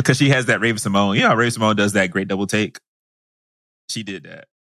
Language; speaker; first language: English; native; English